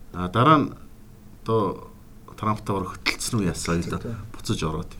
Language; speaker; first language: Mongolian; native; Mongolian